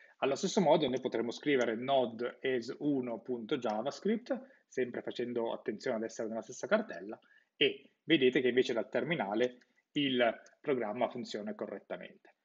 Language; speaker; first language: Italian; native; Italian